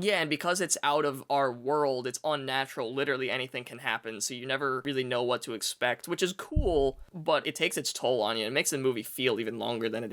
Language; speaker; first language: English; native; English